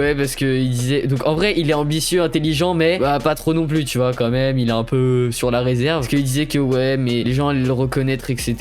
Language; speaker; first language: French; native; French